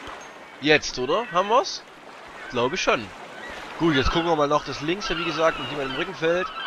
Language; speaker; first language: German; native; German